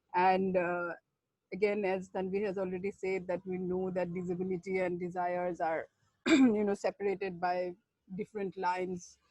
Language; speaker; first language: English; non-native, local second language; Assamese